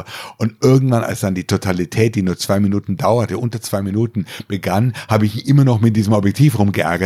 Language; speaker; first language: German; native; German